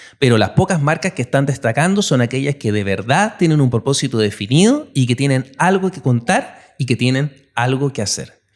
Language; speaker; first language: Spanish; native; Spanish